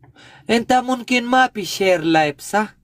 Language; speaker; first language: Arabic; non-native, learner; Pashto